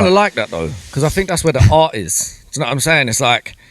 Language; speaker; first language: English; native; English